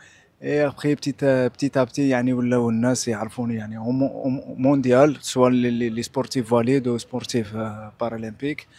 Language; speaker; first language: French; non-native, local second language; Arabic